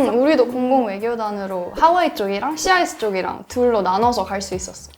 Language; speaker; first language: Korean; early bilingual, heritage; Korean